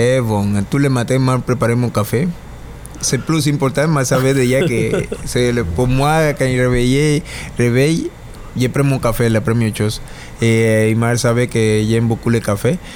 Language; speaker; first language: French; non-native, learner; Spanish